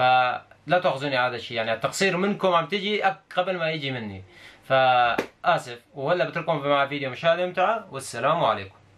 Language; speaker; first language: Arabic; native; Arabic